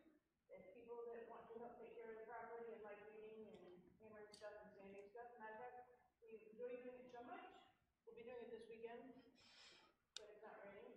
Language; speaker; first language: English; native; English